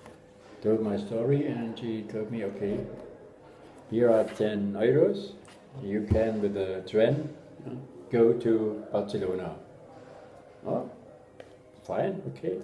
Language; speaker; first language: English; non-native, learner; German